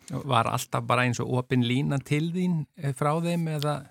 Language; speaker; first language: Icelandic; native; Icelandic